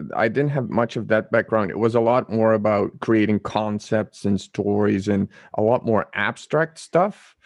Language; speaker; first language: English; non-native, fluent; Dutch